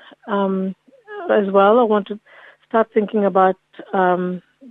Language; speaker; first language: English; native; English